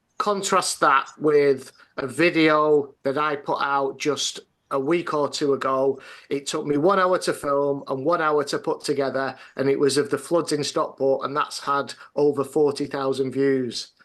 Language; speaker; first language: English; native; English